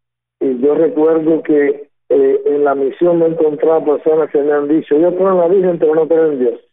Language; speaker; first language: Spanish; native; Spanish